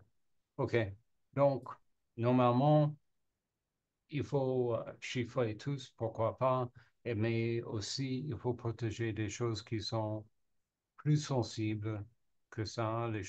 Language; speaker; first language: French; non-native, learner; English